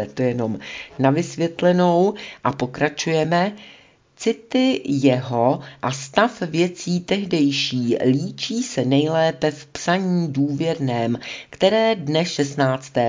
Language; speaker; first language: Czech; native; Czech